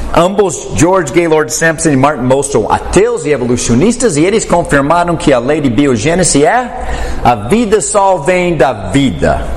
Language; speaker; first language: Portuguese; non-native, fluent; English